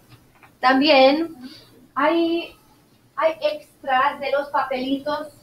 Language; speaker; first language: Spanish; non-native, fluent; English